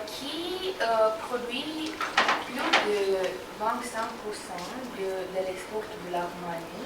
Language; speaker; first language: French; non-native, fluent; Romanian